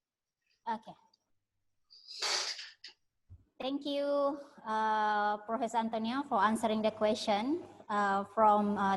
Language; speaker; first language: English; non-native, learner; Indonesian